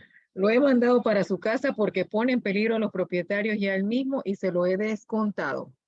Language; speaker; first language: Spanish; native; Spanish